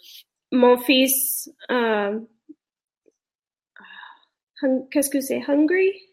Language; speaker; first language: French; non-native, learner; English